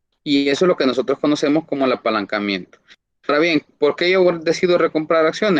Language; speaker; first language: Spanish; native; Spanish